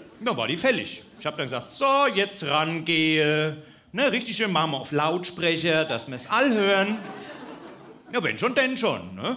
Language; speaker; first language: German; native; German